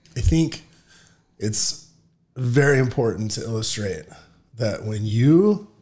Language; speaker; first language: English; native; English